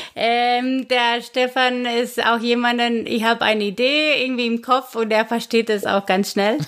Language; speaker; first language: German; non-native, fluent; Spanish